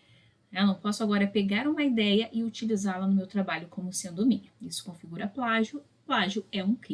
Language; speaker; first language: Portuguese; native; Portuguese